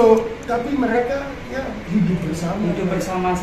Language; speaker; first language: Indonesian; non-native, fluent; Dutch